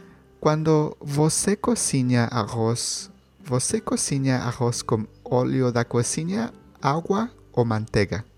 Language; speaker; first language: Portuguese; non-native, learner; Spanish